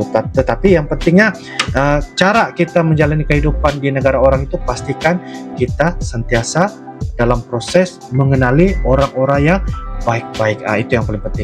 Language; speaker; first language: Indonesian; non-native, local second language; Malay